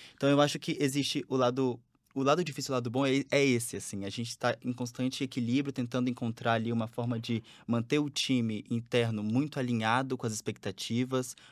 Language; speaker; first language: Portuguese; native; Portuguese